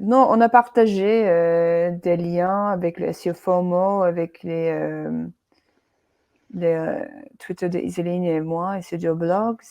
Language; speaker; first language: French; non-native, fluent; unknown